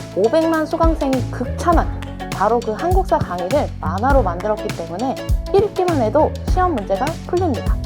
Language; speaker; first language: Korean; native; Korean